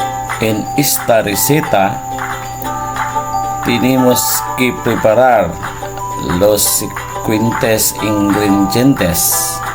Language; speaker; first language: Spanish; non-native, learner; Filipino